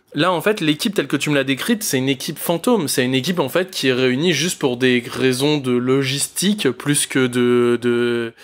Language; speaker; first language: French; native; French